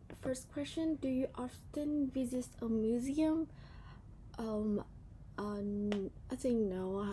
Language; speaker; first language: English; non-native, learner; Vietnamese